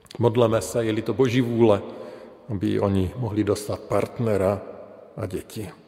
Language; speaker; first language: Czech; native; Czech